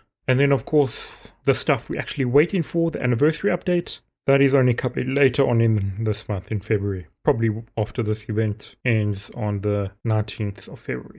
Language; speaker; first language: English; native; English